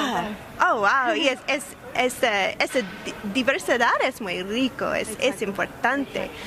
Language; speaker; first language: Spanish; non-native, learner; English